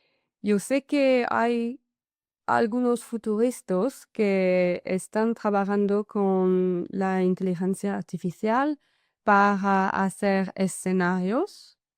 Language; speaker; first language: Spanish; non-native, fluent; French